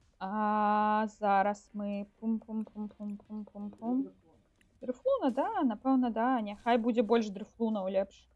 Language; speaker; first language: Belarusian; non-native, local second language; Russian